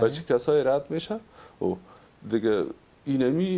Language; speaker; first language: Persian; native; Persian